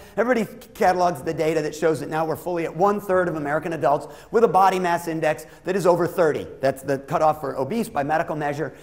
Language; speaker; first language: English; native; English